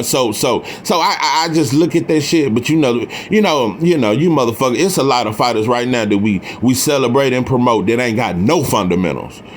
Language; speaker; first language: English; native; English